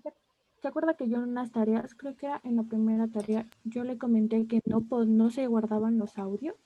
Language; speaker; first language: Spanish; native; Spanish